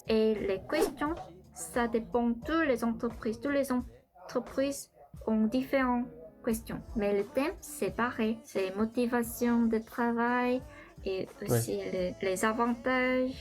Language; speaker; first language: French; non-native, learner; Korean